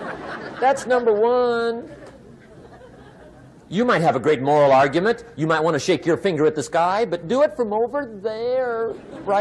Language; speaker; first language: English; native; English